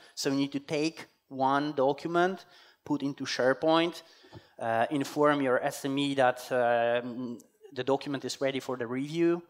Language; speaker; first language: English; non-native, fluent; Polish